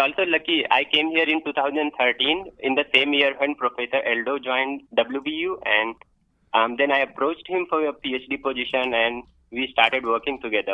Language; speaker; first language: English; non-native, local second language; Hindi